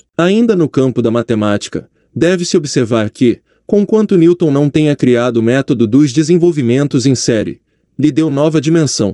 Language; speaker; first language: Portuguese; native; Portuguese